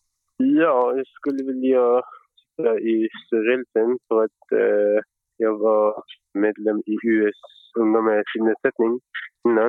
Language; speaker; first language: Swedish; non-native, fluent; Persian